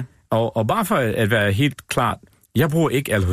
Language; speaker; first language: Danish; non-native, fluent; English